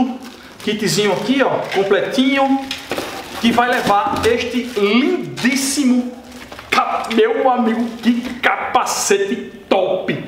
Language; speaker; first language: Portuguese; native; Portuguese